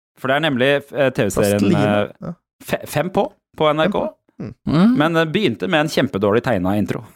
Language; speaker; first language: Norwegian; native; Norwegian